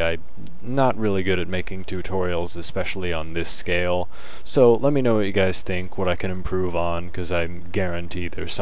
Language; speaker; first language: English; native; English